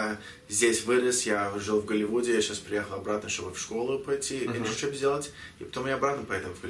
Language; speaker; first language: Russian; early bilingual, heritage; Russian